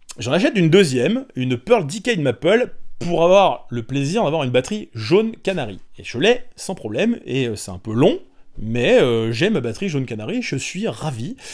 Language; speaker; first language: French; native; French